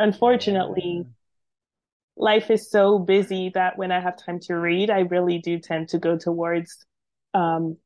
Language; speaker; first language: English; non-native, fluent; French